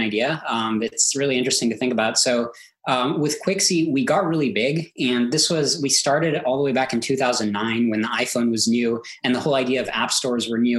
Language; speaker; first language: English; early bilingual, other home language; Hebrew